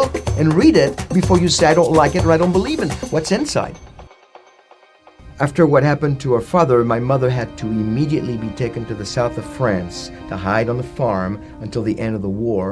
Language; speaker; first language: English; non-native, fluent; French